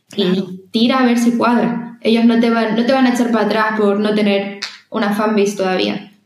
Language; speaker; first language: Spanish; native; Spanish